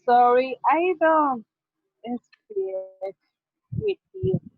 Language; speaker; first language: English; non-native, learner; Spanish